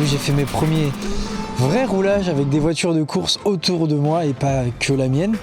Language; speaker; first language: French; native; French